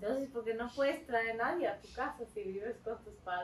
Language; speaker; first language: Spanish; non-native, learner; Turkish